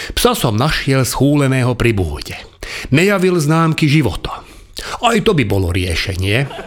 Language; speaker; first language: Slovak; non-native, local second language; Hungarian